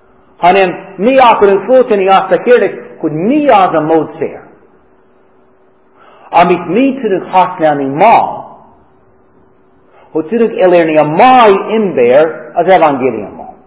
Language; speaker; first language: Hungarian; non-native, fluent; English